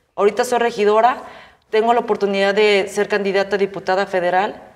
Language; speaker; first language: Spanish; native; Spanish